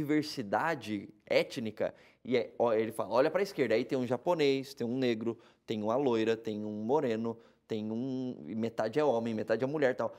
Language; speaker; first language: Portuguese; native; Portuguese